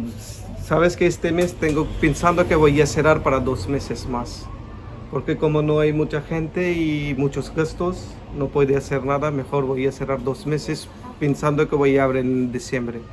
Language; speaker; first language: Spanish; non-native, learner; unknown